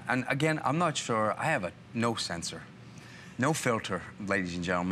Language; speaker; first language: English; native; English